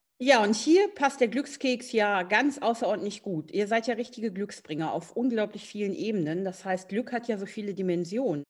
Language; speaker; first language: German; native; German